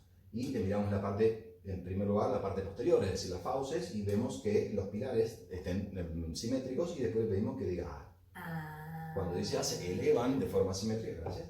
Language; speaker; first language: Spanish; native; Spanish